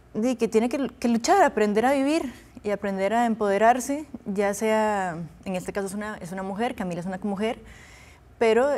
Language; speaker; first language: Spanish; native; Spanish